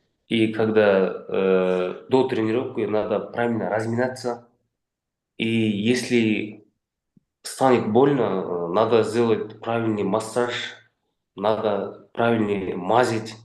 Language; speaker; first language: Russian; non-native, local second language; Kazakh